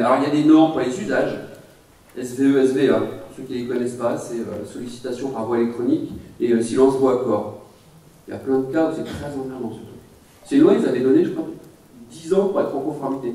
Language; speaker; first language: French; native; French